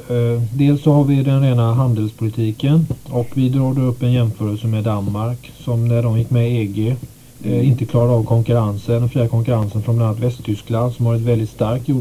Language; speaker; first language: Swedish; native; Swedish